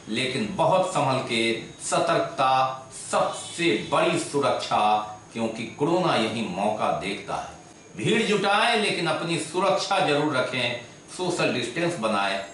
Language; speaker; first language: Hindi; native; Hindi